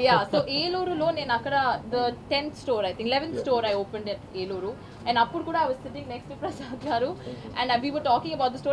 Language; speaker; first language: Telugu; non-native, fluent; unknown